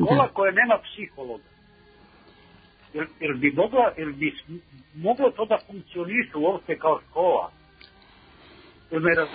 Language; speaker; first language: Serbian; native; Serbian